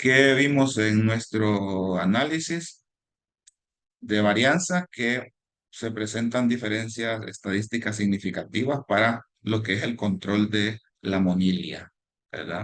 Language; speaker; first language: Spanish; native; Spanish